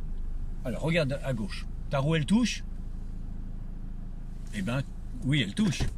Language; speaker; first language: French; native; French